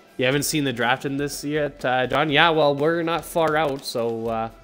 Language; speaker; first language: English; native; English